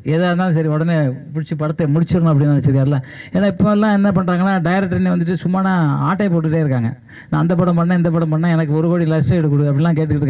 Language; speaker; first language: Tamil; native; Tamil